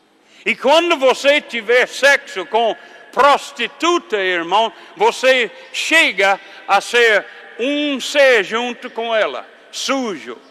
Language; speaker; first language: Portuguese; non-native, fluent; English